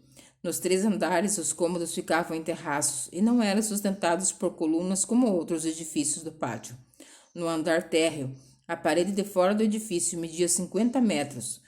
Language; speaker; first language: Portuguese; native; Portuguese